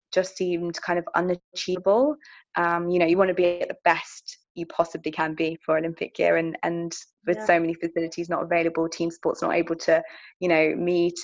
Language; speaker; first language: English; native; English